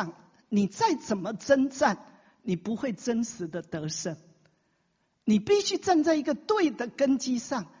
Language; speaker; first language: Chinese; native; Chinese